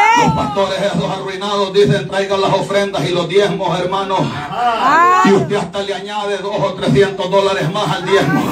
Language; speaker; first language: Spanish; native; Spanish